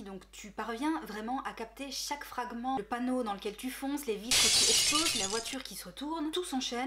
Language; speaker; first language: French; native; French